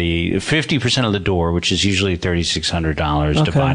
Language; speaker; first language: English; native; English